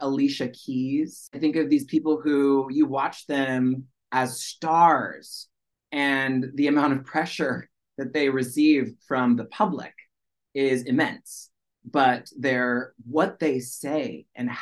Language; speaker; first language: English; early bilingual, other home language; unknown